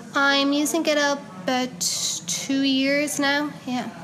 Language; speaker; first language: English; native; English